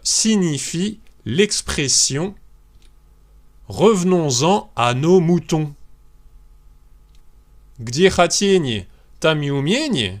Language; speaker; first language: French; native; French